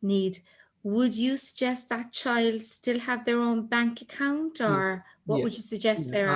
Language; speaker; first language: English; native; English